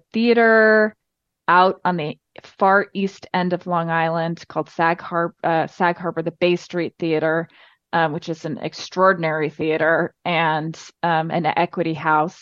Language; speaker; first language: English; native; English